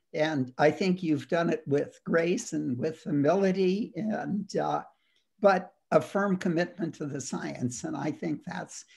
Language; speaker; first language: English; native; English